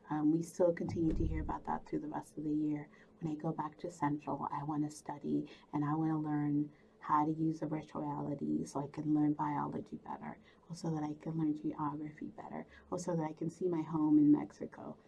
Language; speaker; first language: English; early bilingual, other home language; Spanish